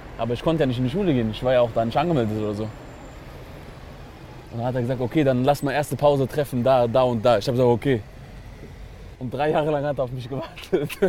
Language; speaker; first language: German; early bilingual, other home language; Kurdish